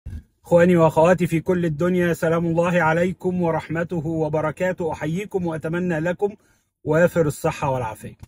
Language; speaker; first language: Arabic; native; Arabic